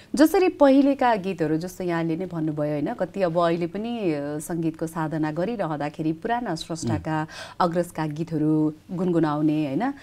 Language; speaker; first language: Nepali; native; Nepali